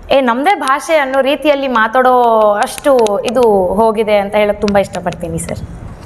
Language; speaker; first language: Kannada; native; Kannada